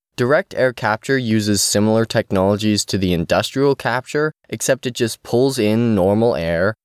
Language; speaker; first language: English; native; English